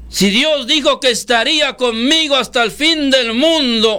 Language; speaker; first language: Spanish; native; Spanish